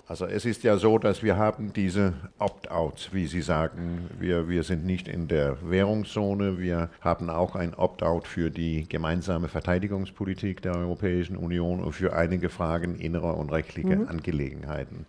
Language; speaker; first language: German; non-native, fluent; Danish